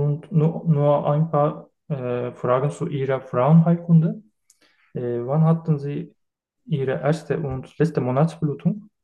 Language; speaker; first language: German; non-native, learner; Turkish